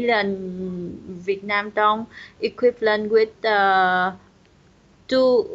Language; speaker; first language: English; non-native, learner; Vietnamese